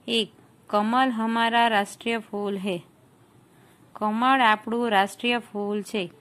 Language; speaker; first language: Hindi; non-native, local second language; Gujarati